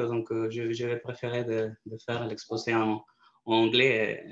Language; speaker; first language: French; non-native, fluent; Spanish